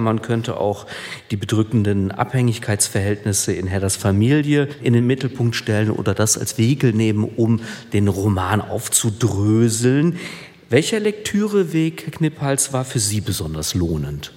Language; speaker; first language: German; native; German